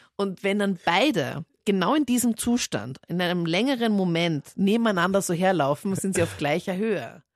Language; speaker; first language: German; native; German